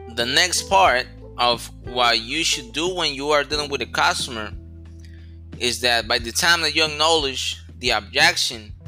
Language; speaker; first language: English; non-native, fluent; Spanish